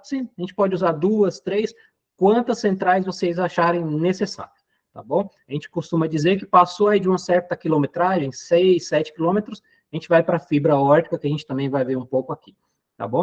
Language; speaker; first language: Portuguese; native; Portuguese